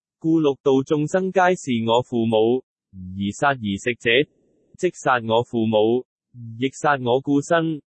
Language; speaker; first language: Chinese; non-native, local second language; Cantonese